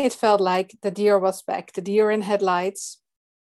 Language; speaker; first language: English; non-native, fluent; Dutch